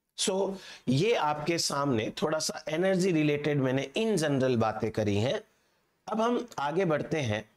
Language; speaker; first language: Hindi; native; Hindi